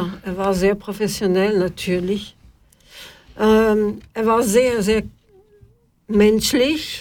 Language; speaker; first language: German; non-native, fluent; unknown